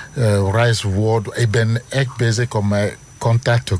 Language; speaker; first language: Dutch; non-native, learner; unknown